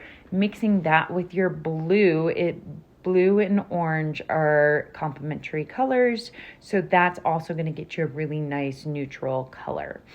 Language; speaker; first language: English; native; English